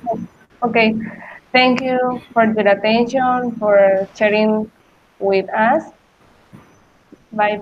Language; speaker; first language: English; non-native, learner; Spanish